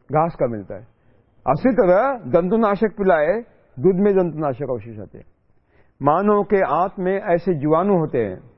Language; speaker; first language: Hindi; non-native, local second language; Marathi